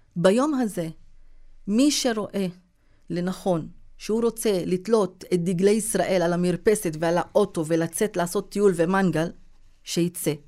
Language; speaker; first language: Hebrew; non-native, local second language; Arabic